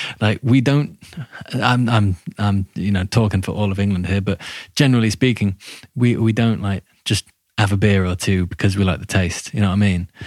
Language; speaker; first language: English; native; English